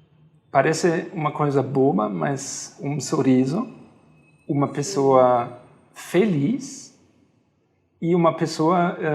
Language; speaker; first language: Portuguese; non-native, fluent; German